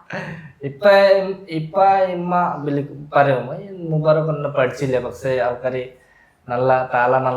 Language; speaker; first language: Malayalam; non-native, learner; Bangla